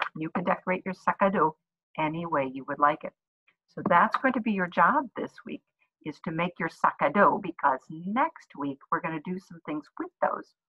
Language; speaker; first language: English; native; English